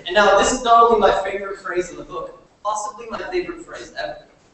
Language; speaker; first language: English; native; English